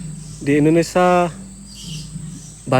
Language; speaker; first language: Indonesian; non-native, fluent; Japanese